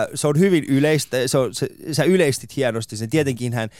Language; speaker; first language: Finnish; non-native, fluent; Persian